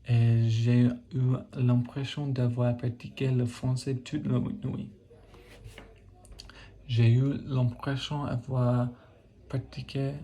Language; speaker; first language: French; non-native, learner; English